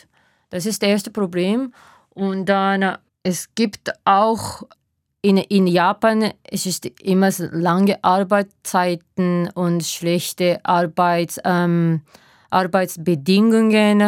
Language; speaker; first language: German; non-native, fluent; Japanese